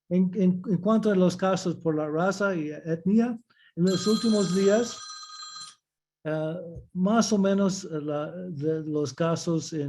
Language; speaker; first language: Spanish; early bilingual, heritage; English